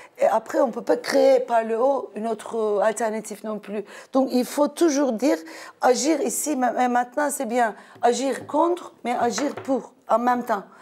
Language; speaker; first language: French; non-native, fluent; Turkish